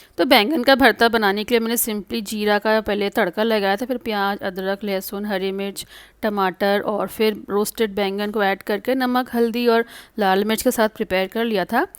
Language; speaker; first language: Hindi; non-native, local second language; Bangla